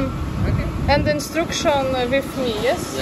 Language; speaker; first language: English; non-native, learner; Russian